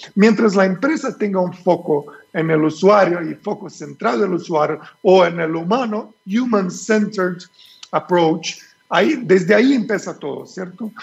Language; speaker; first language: Spanish; non-native, fluent; Portuguese